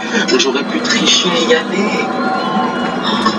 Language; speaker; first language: French; native; French